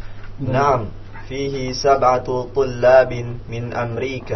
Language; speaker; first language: Arabic; non-native, learner; Indonesian